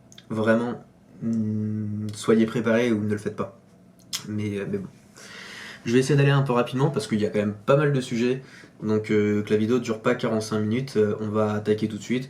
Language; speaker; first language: French; native; French